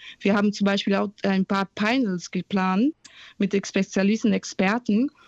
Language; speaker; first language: German; non-native, fluent; Portuguese